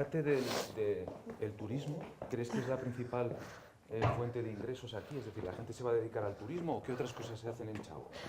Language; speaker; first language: Spanish; native; Spanish